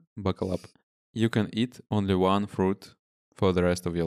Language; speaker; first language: English; non-native, fluent; Russian